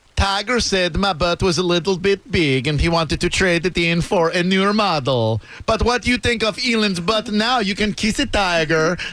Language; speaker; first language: English; native; English